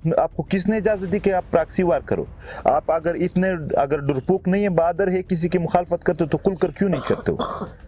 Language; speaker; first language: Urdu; non-native, local second language; Pashto